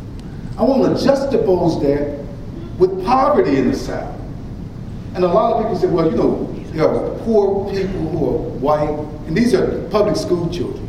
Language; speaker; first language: English; native; English